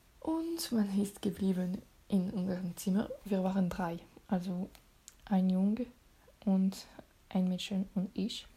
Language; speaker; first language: German; non-native, learner; French